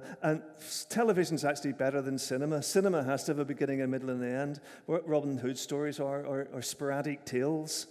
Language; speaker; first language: English; native; English